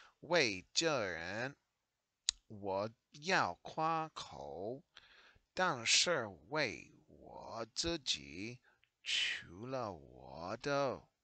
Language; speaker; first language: Chinese; non-native, learner; English